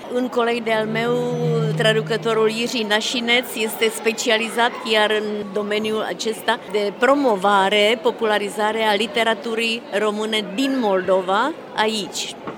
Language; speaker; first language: Romanian; non-native, fluent; Czech